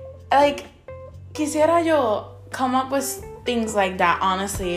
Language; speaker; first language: English; early bilingual, other home language; Spanish